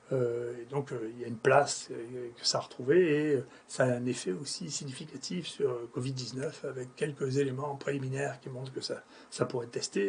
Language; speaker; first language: French; native; French